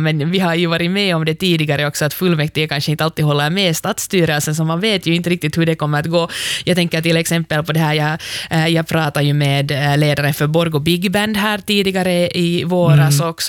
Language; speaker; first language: Swedish; native; Swedish